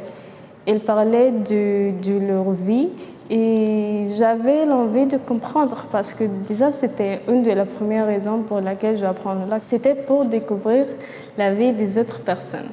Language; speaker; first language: French; non-native, fluent; Arabic